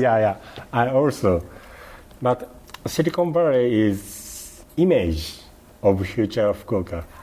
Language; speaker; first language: English; non-native, learner; Japanese